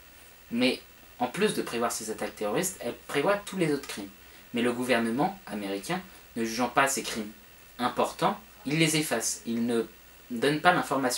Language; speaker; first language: French; native; French